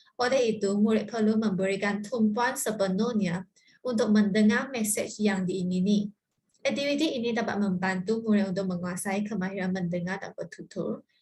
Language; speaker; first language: Malay; non-native, local second language; Chinese